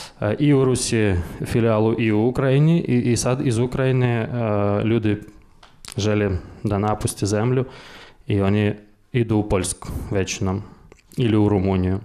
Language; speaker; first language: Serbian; non-native, fluent; Russian